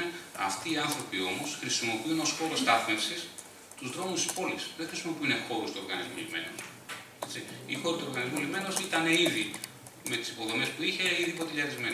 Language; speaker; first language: Greek; native; Greek